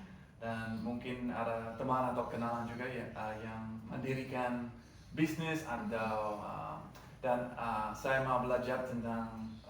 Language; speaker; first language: Indonesian; non-native, learner; English